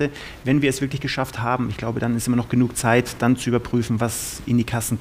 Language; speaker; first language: German; native; German